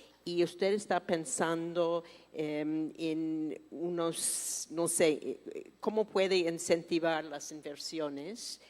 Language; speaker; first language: Spanish; non-native, fluent; English